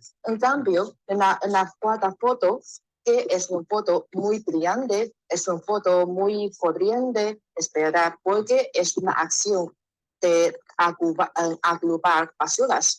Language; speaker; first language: Spanish; non-native, learner; Chinese